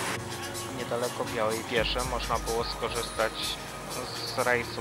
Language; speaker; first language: Polish; native; Polish